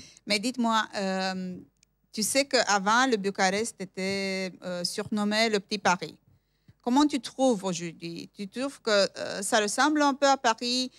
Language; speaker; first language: French; non-native, fluent; Romanian